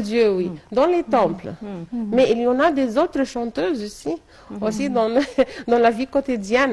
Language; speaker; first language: French; non-native, fluent; Arabic